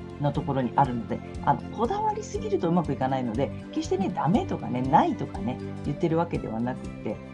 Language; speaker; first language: Japanese; native; Japanese